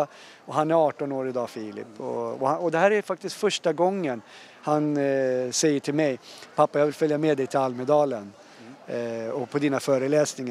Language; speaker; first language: Swedish; early bilingual, other home language; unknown